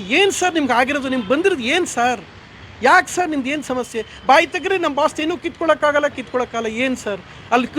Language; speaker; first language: Kannada; native; Kannada